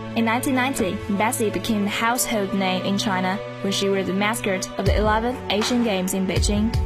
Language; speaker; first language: English; non-native, fluent; Chinese